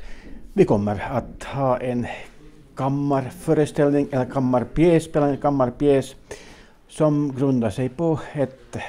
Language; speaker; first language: Swedish; native; Swedish